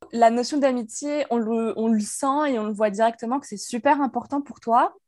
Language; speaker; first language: French; native; French